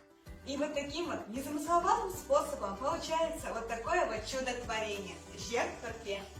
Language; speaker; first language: Russian; native; Russian